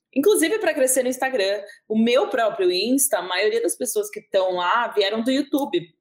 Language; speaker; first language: Portuguese; early bilingual, heritage; English